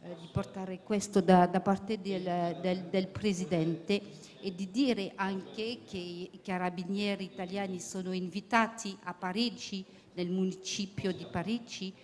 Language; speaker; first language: Italian; early bilingual, heritage; French